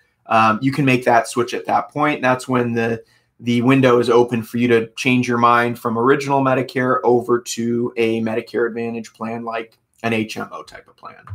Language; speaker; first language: English; native; English